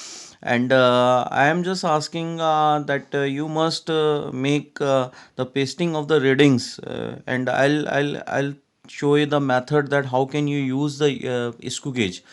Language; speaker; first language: English; non-native, local second language; Hindi